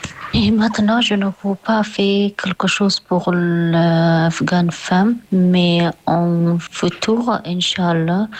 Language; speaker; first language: French; non-native, learner; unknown